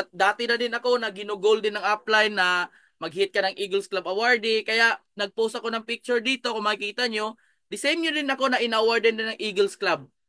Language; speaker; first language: Filipino; non-native, local second language; Cebuano